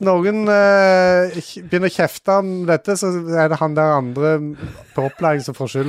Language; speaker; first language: Norwegian; native; Norwegian